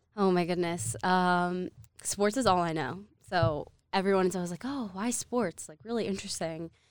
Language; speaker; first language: English; native; English